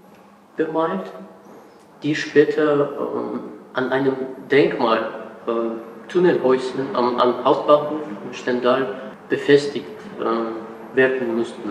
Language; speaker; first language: German; non-native, fluent; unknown